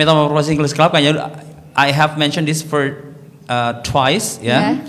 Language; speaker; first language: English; non-native, learner; Indonesian